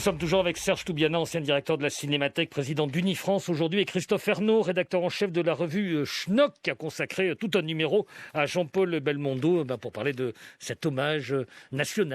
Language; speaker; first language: French; native; French